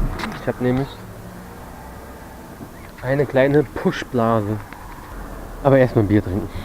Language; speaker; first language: German; native; German